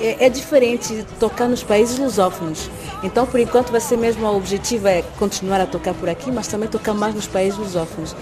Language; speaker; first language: Portuguese; native; Portuguese